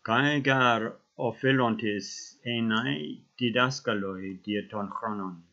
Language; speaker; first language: Greek; non-native, learner; English